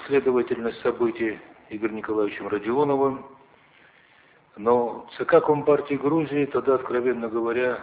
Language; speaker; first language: Russian; non-native, local second language; Ossetic